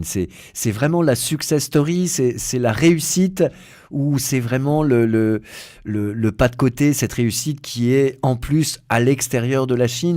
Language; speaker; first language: French; native; French